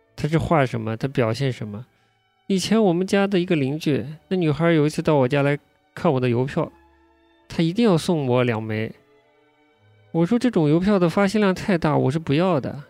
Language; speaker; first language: Chinese; native; Chinese